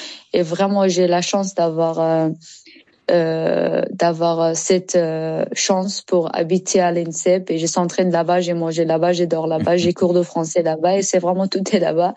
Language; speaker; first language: French; non-native, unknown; Persian